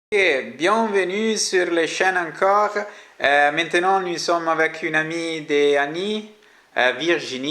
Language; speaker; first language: French; non-native, learner; Italian